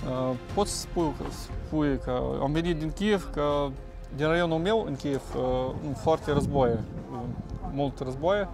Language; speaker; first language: Romanian; early bilingual, heritage; Romanian